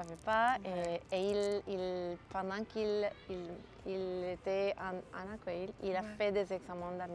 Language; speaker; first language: French; non-native, fluent; Spanish